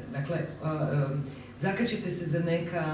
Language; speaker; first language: Croatian; native; Croatian